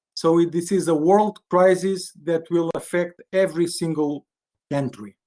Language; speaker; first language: English; non-native, fluent; Portuguese